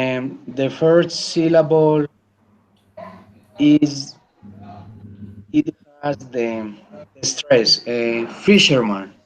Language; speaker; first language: English; non-native, learner; Spanish